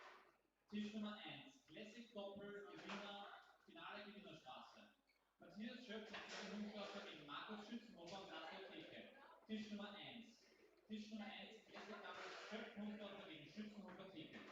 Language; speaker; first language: German; native; German